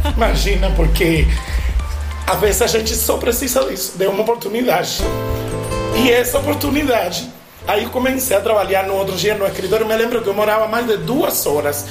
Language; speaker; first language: Portuguese; non-native, fluent; Spanish